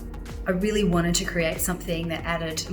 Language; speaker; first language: English; native; English